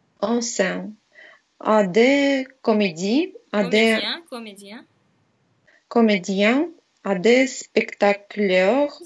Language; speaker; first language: French; non-native, learner; Russian